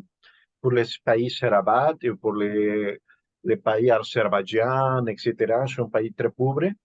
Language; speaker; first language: French; non-native, learner; Spanish